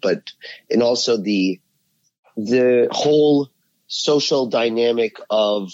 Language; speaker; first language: English; native; English